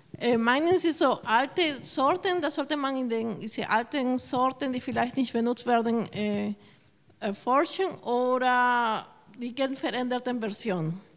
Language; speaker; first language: German; non-native, fluent; Spanish